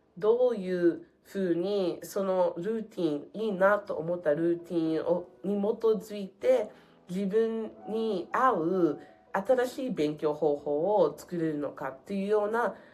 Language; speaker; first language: Japanese; non-native, fluent; English